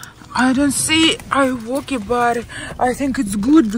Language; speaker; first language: English; non-native, learner; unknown